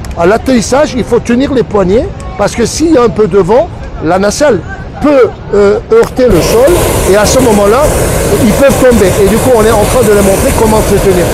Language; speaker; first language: French; non-native, fluent; Turkish